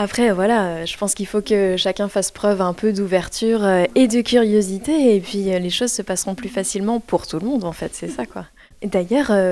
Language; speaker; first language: French; native; French